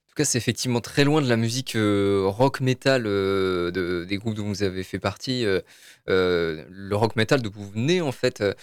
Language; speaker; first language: French; native; French